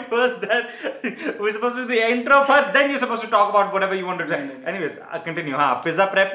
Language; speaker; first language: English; non-native, local second language; Urdu